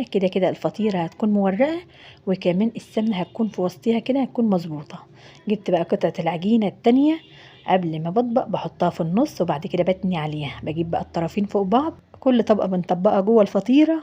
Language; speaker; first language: Arabic; native; Arabic